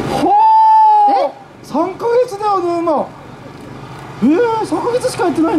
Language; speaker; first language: Japanese; native; Japanese